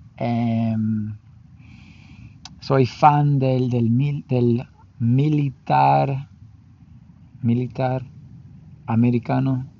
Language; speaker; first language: Spanish; non-native, learner; English